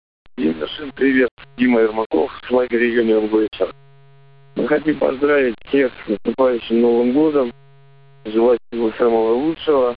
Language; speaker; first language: Russian; native; Russian